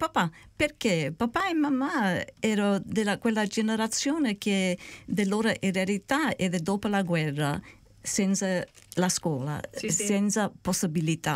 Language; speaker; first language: Italian; early bilingual, heritage; Italian